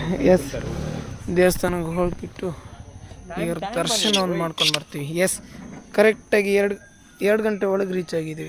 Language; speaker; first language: Kannada; non-native, local second language; Tulu